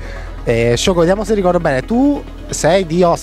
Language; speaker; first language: Italian; native; Italian